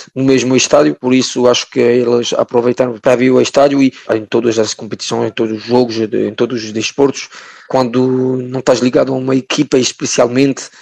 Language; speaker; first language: Portuguese; early bilingual, heritage; French